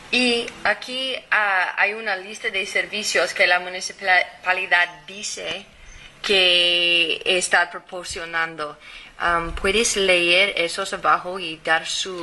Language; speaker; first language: Spanish; non-native, fluent; English